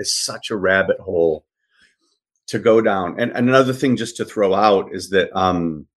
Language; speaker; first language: English; native; English